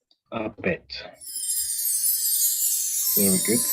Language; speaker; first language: English; non-native, fluent; Spanish